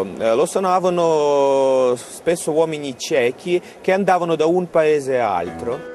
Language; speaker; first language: Italian; non-native, fluent; Ukrainian